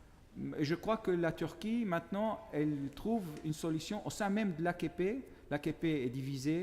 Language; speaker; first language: French; non-native, fluent; Arabic